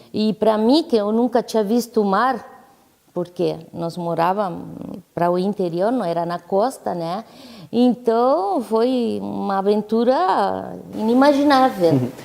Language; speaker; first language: Portuguese; non-native, fluent; Spanish